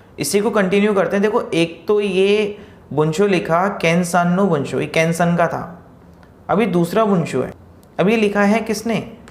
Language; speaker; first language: Hindi; native; Hindi